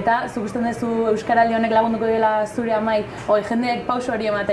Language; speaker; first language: Basque; native; Basque